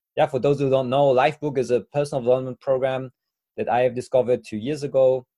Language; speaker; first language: English; non-native, fluent; French